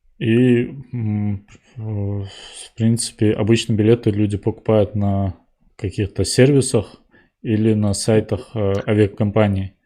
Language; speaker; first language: Russian; non-native, local second language; Ingush